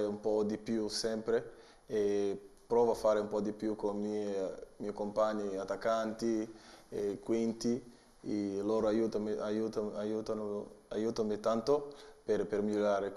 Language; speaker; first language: Italian; non-native, learner; Portuguese